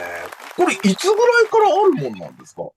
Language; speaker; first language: Japanese; native; Japanese